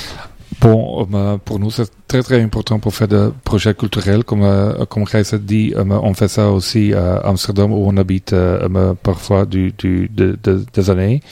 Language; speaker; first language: French; non-native, learner; Dutch